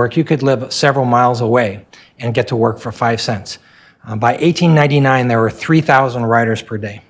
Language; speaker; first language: English; native; English